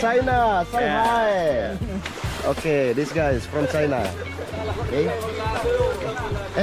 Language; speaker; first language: English; non-native, learner; Indonesian